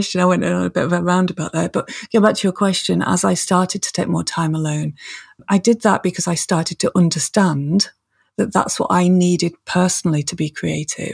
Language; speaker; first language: English; native; English